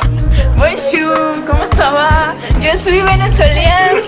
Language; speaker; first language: French; non-native, learner; Spanish